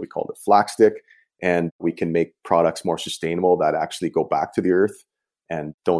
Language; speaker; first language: English; native; English